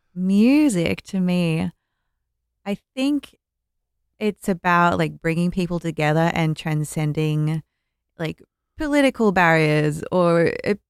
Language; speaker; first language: English; native; English